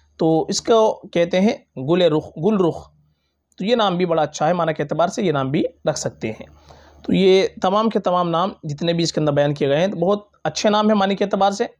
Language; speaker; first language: Urdu; native; Urdu